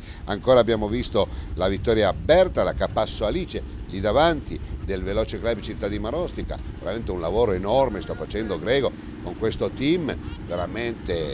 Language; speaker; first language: Italian; native; Italian